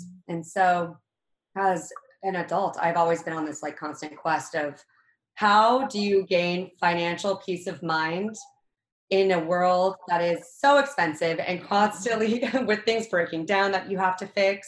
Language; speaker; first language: English; native; English